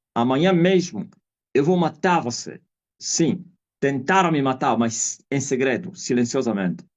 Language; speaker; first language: Portuguese; non-native, local second language; Kongo